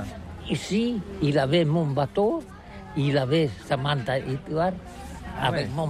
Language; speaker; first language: French; non-native, learner; Catalan